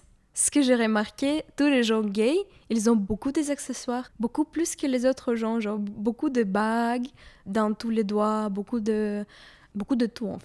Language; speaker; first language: French; non-native, fluent; Ukrainian